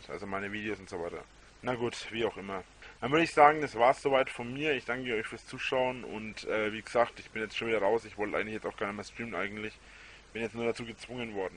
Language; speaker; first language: German; native; German